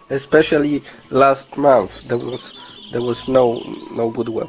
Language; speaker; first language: English; non-native, learner; Polish